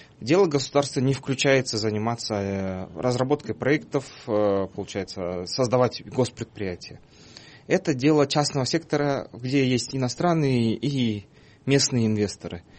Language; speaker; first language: Russian; non-native, local second language; Kyrgyz